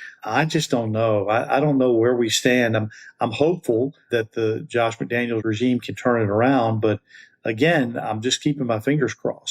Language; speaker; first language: English; native; English